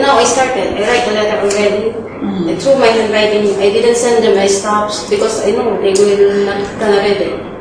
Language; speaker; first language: English; non-native, learner; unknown